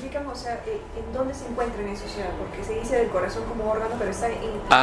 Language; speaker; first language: Spanish; native; Spanish